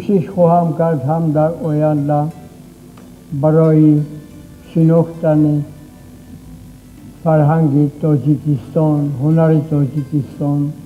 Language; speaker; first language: Persian; non-native, fluent; Czech